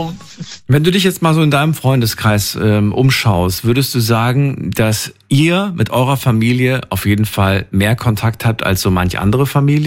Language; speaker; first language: German; native; German